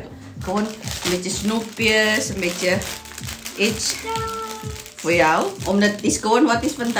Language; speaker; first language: Dutch; non-native, learner; Indonesian